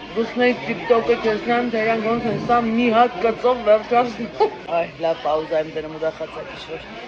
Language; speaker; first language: Armenian; native; Armenian